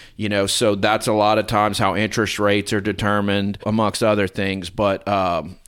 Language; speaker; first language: English; native; English